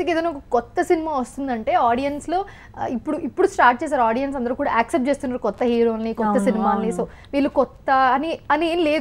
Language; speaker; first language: Telugu; native; Telugu